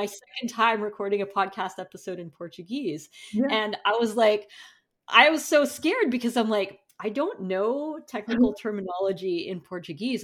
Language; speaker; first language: English; non-native, fluent; Portuguese